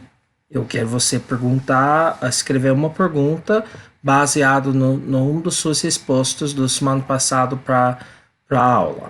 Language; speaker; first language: Portuguese; non-native, learner; English